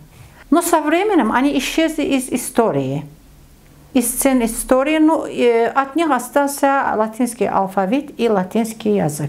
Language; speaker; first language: Russian; non-native, learner; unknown